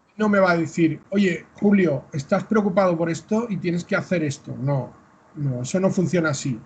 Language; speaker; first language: Spanish; native; Spanish